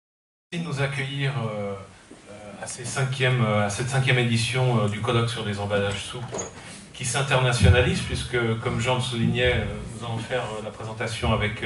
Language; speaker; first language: French; native; French